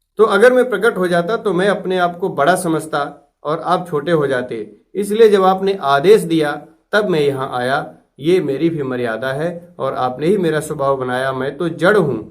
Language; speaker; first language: Hindi; native; Hindi